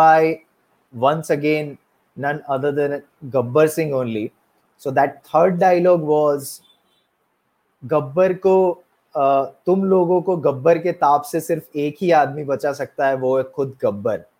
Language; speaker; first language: English; non-native, local second language; Gujarati